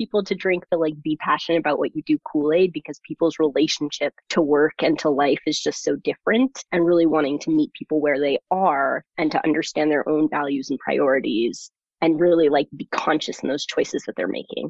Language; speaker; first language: English; early bilingual, other home language; German